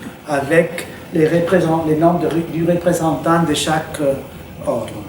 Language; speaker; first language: French; non-native, fluent; Spanish